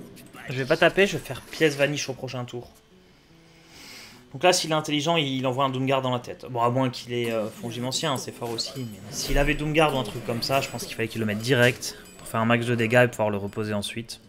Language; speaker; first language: French; native; French